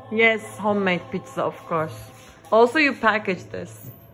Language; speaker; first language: English; non-native, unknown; Turkish